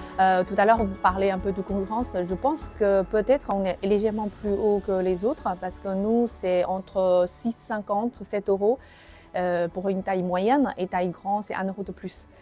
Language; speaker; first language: French; non-native, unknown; Chinese